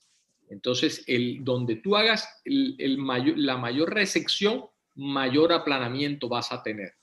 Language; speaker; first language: Spanish; native; Spanish